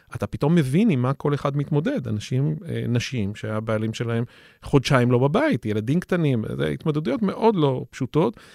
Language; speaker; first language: Hebrew; native; Hebrew